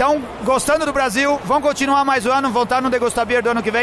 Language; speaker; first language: Portuguese; native; Portuguese